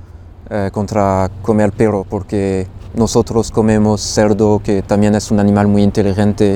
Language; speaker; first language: Spanish; non-native, fluent; French